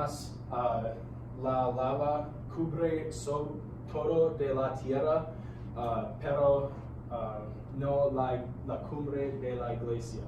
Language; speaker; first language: Spanish; non-native, learner; English